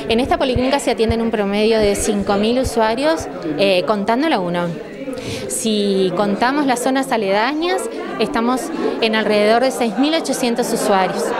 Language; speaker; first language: Spanish; native; Spanish